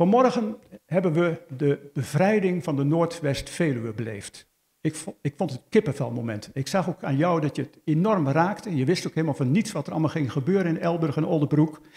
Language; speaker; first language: Dutch; native; Dutch